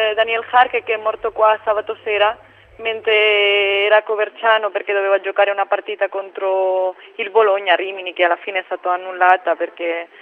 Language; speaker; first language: Italian; non-native, fluent; Spanish